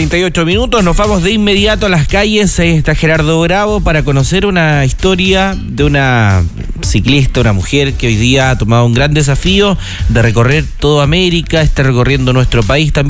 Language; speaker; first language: Spanish; native; Spanish